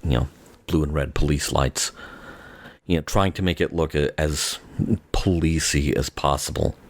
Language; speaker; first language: English; native; English